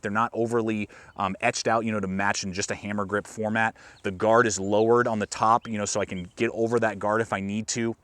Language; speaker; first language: English; native; English